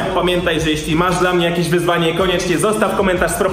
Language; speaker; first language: Polish; native; Polish